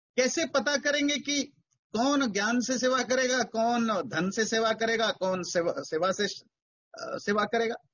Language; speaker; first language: Hindi; native; Hindi